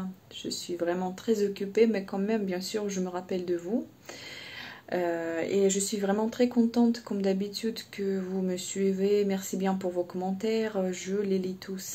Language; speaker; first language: French; non-native, fluent; Russian